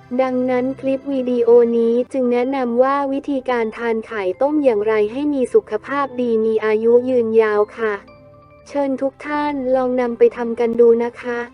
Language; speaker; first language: Thai; native; Thai